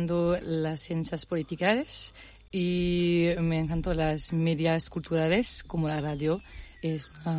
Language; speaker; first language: Spanish; non-native, learner; French